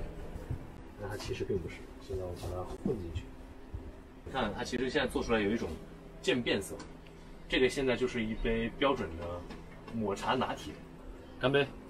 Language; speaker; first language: Chinese; native; Chinese